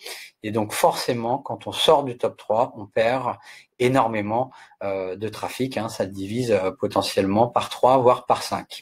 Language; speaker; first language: French; native; French